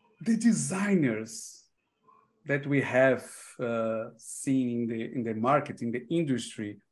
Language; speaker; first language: English; non-native, learner; Portuguese